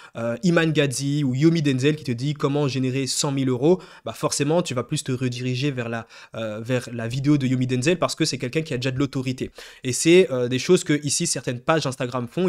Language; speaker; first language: French; native; French